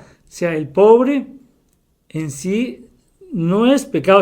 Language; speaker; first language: Spanish; native; Spanish